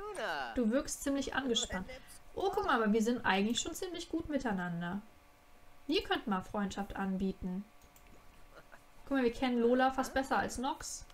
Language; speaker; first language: German; native; German